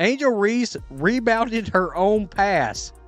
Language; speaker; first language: English; native; English